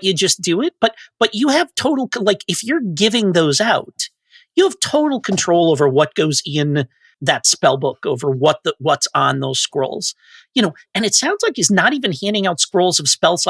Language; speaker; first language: English; native; English